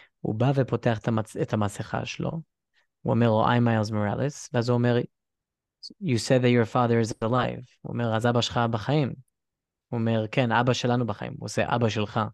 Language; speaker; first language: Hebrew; native; Hebrew